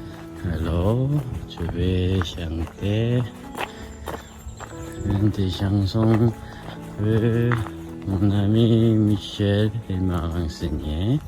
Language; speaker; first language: French; non-native, learner; Korean